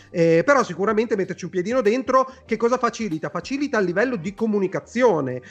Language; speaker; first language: Italian; native; Italian